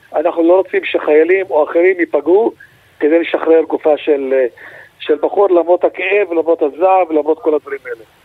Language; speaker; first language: Hebrew; non-native, local second language; Arabic